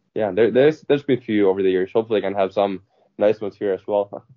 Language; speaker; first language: English; non-native, fluent; Finnish